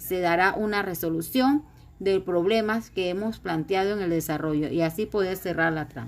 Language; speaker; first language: Spanish; native; Spanish